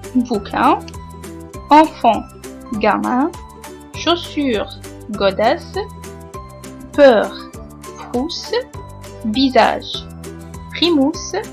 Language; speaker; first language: French; non-native, local second language; Arabic